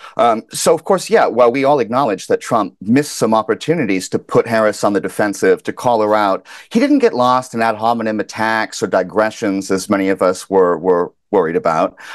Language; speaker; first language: English; native; English